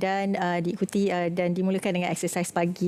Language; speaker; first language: Malay; native; Malay